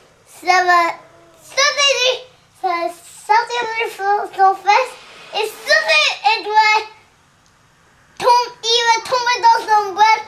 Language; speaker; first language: French; early bilingual, heritage; French